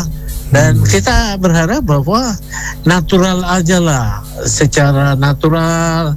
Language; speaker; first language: Indonesian; native; Indonesian